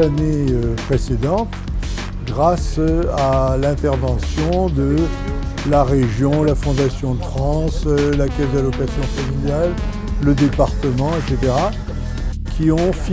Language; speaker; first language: French; native; French